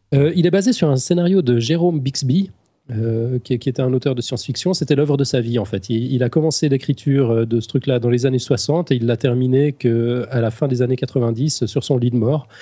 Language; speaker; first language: French; native; French